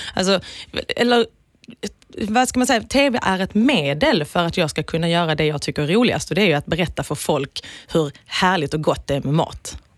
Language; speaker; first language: Swedish; native; Swedish